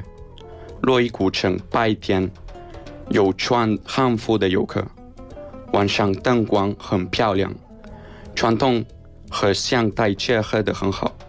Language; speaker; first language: Chinese; non-native, fluent; Spanish